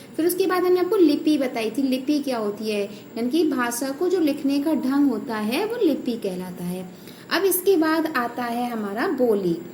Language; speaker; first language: Hindi; native; Hindi